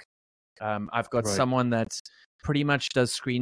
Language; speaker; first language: English; native; English